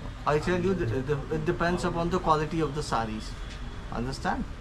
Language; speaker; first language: English; non-native, local second language; Hindi